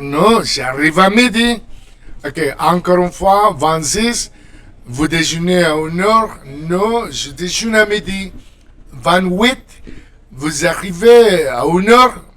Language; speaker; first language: French; non-native, fluent; Spanish